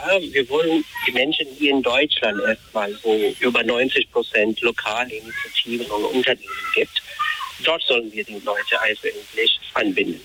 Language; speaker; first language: German; non-native, fluent; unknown